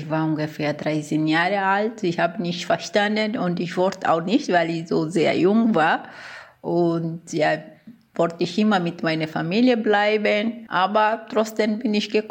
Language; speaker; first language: German; early bilingual, other home language; Portuguese